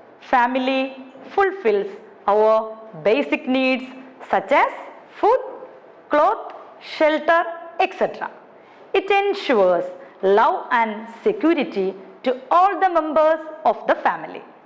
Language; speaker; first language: English; non-native, local second language; Malayalam